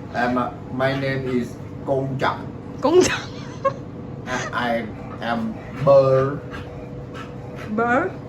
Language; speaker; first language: English; non-native, learner; Thai